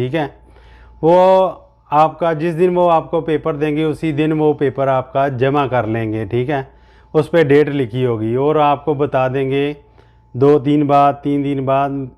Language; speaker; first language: Urdu; non-native, local second language; Punjabi